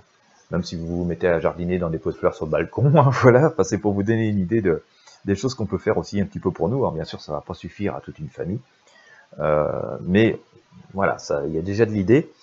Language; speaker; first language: French; native; French